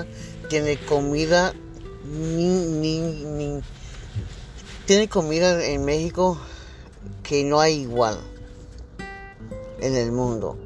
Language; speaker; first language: Spanish; early bilingual, heritage; English